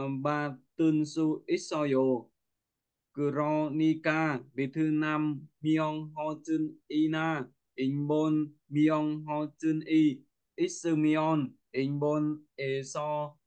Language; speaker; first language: Korean; non-native, learner; Vietnamese